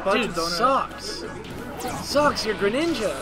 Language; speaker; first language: English; native; English